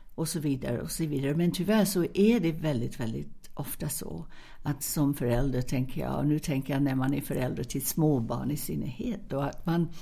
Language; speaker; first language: Swedish; non-native, fluent; English